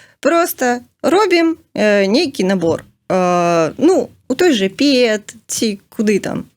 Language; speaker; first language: Belarusian; native; Belarusian